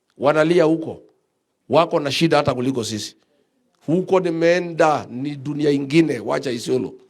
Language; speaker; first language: Swahili; non-native, local second language; Kikuyu